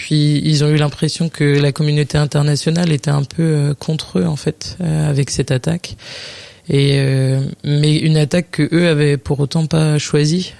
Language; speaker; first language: French; native; French